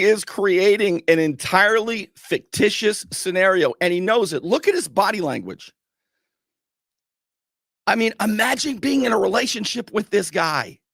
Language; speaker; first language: English; native; English